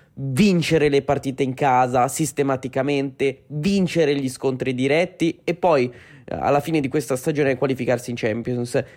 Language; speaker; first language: Italian; native; Italian